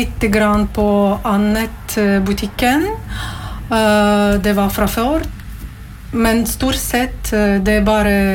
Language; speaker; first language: Norwegian; non-native, fluent; Latvian